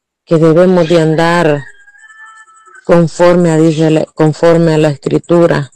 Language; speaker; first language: Spanish; native; Spanish